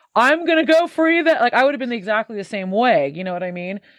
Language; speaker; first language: English; native; English